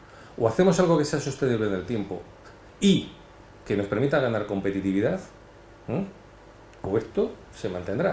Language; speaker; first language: Spanish; native; Spanish